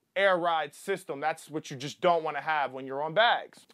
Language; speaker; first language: English; native; English